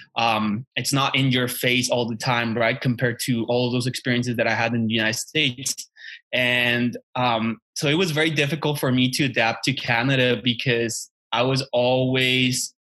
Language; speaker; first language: English; non-native, fluent; Spanish